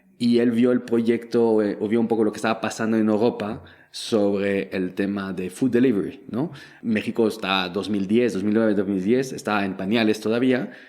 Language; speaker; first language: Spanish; non-native, fluent; French